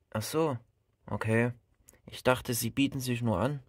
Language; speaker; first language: German; native; German